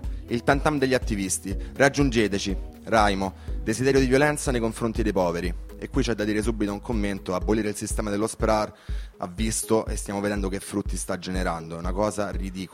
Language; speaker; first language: Italian; native; Italian